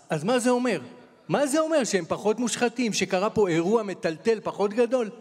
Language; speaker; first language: Hebrew; native; Hebrew